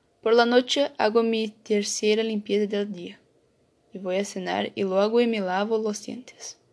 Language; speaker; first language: Spanish; non-native, learner; Portuguese